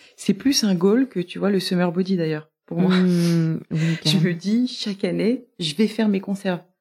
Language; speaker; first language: French; native; French